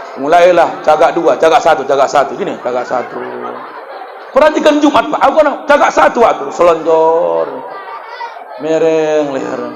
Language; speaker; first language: Malay; native; Malay